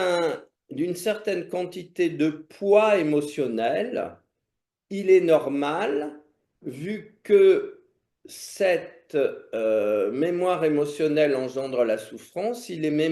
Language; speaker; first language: French; native; French